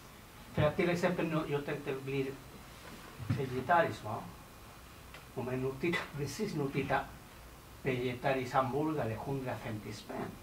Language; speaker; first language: Swedish; non-native, learner; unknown